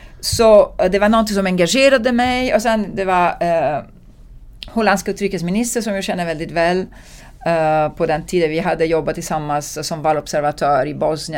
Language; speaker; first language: Swedish; non-native, fluent; Italian